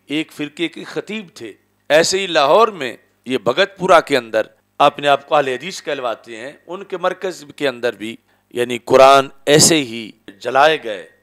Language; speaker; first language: Urdu; non-native, local second language; Punjabi